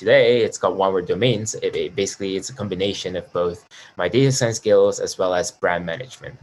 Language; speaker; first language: English; non-native, local second language; Chinese